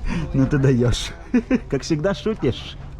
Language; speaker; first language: Russian; native; Russian